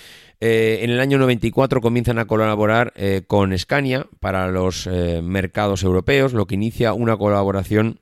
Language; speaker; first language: Spanish; native; Spanish